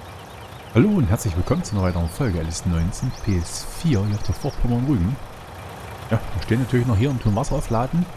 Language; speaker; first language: German; native; German